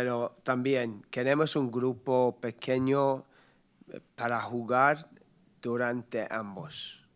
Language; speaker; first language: Spanish; non-native, learner; English